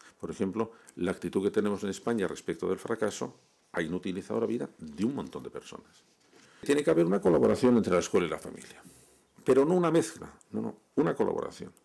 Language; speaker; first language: Spanish; native; Spanish